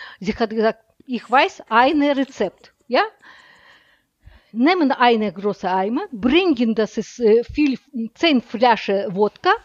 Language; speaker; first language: German; non-native, learner; Russian